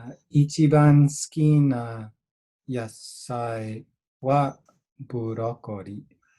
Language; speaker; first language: Japanese; non-native, learner; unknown